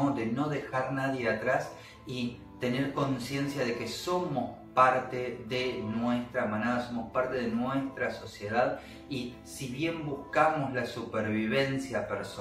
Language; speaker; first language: Spanish; native; Spanish